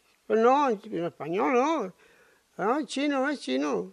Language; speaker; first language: Catalan; non-native, local second language; Spanish